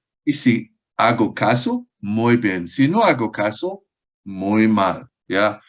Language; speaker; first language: Spanish; non-native, fluent; German